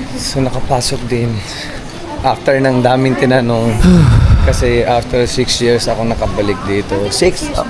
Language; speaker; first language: Filipino; non-native, fluent; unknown